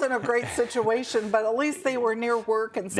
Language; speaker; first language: English; native; English